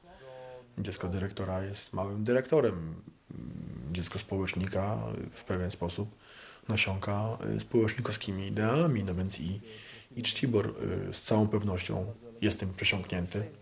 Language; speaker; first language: Polish; native; Polish